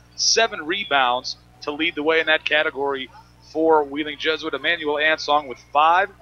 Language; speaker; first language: English; native; English